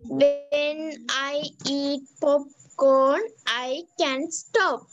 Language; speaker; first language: English; non-native, learner; Sinhala